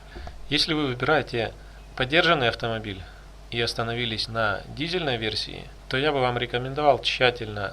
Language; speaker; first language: Russian; native; Russian